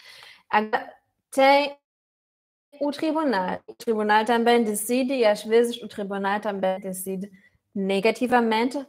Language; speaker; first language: Portuguese; non-native, fluent; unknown